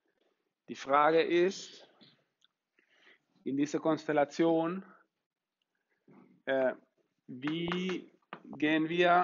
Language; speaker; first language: German; non-native, fluent; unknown